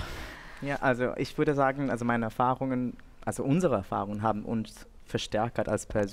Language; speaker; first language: German; non-native, fluent; Bangla